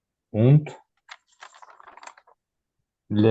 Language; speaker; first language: German; non-native, learner; Azerbaijani